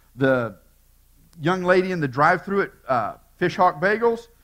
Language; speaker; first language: English; native; English